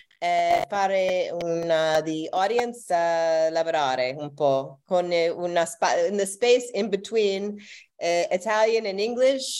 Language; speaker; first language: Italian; non-native, learner; English